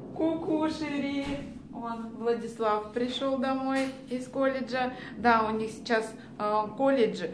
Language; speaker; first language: Russian; native; Russian